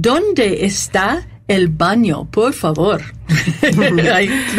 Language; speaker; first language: Spanish; non-native, learner; English